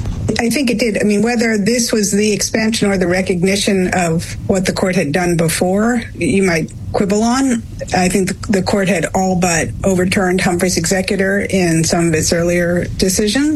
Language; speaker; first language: English; native; English